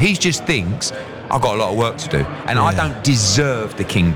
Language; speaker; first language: English; native; English